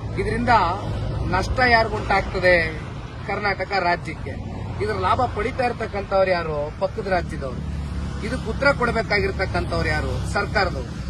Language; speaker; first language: Kannada; native; Kannada